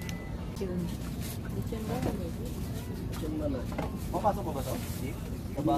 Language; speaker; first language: Filipino; native; Filipino